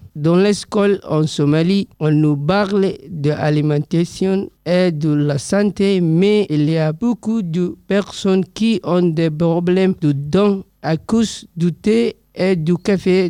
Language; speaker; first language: French; non-native, learner; Somali